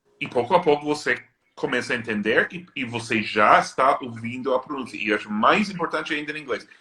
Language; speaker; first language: Portuguese; non-native, fluent; English